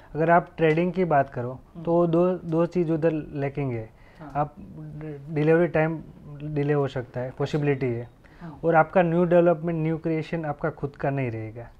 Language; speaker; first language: Hindi; non-native, local second language; Gujarati